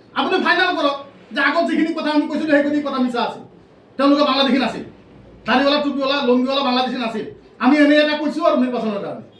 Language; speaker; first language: Assamese; non-native, local second language; Bangla